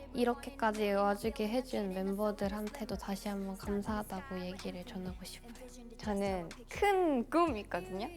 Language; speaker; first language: Korean; non-native, fluent; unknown